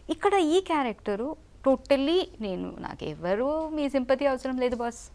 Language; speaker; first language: Telugu; non-native, local second language; Malayalam